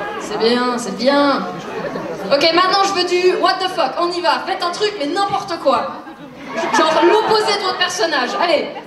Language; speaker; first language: French; non-native, fluent; German